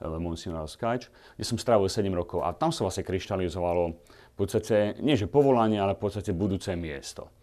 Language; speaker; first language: Slovak; native; Slovak